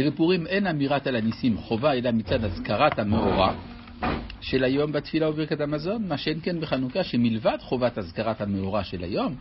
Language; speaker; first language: Hebrew; native; Hebrew